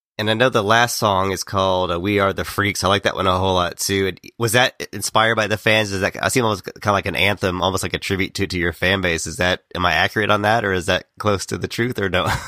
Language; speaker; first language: English; native; English